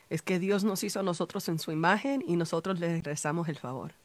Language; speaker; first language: Spanish; early bilingual, heritage; Spanish